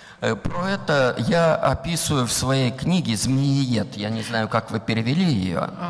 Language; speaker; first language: Russian; native; Russian